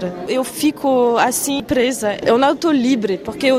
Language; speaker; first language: Portuguese; non-native, fluent; French